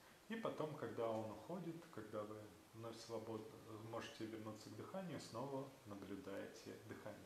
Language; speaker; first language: Russian; native; Russian